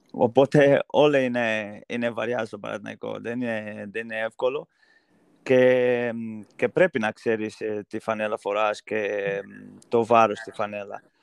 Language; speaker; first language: Greek; non-native, fluent; Portuguese